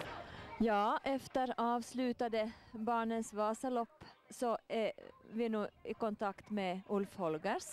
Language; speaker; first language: Swedish; native; Swedish